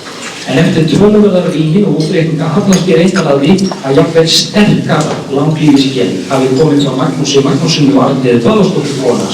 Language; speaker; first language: Icelandic; native; Icelandic